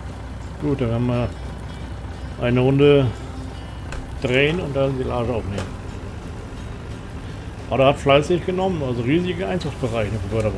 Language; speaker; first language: German; native; German